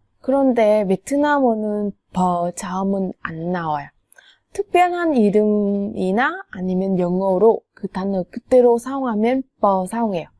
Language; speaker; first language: Korean; non-native, fluent; Vietnamese